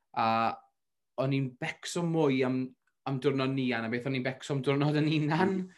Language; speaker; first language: Welsh; native; Welsh